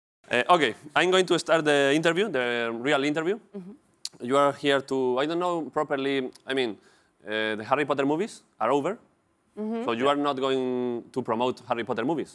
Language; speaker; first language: English; non-native, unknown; Spanish